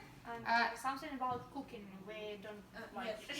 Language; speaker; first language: English; non-native, learner; Ukrainian